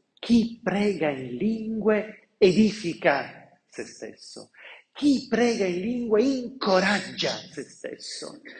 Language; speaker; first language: Italian; non-native, local second language; Sicilian